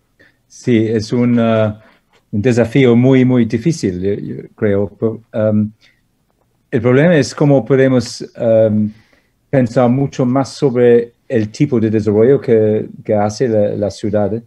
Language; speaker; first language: Spanish; non-native, fluent; English